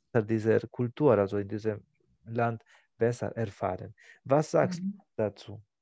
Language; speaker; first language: German; non-native, fluent; Spanish